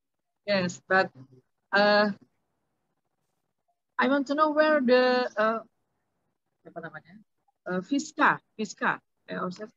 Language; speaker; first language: English; non-native, learner; Indonesian